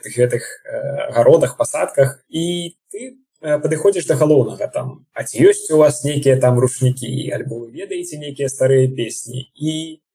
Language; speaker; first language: Belarusian; non-native, local second language; Russian